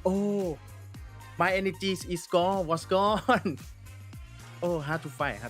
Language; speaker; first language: English; non-native, learner; Thai